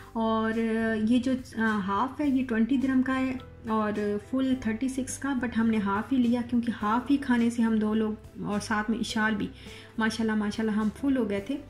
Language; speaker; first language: Urdu; non-native, local second language; Saraiki